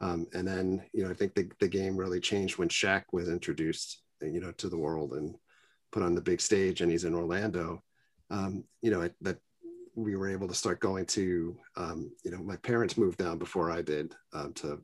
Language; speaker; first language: English; native; English